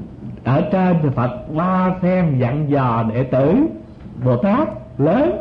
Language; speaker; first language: Vietnamese; native; Vietnamese